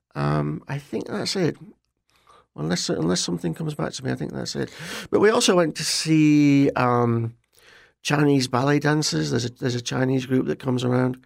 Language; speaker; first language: English; native; English